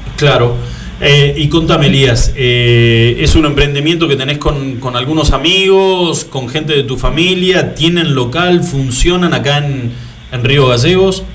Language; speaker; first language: Spanish; native; Spanish